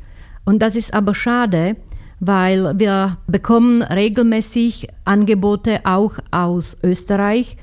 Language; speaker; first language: German; non-native, fluent; Slovak